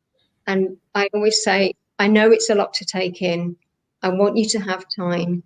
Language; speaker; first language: English; native; English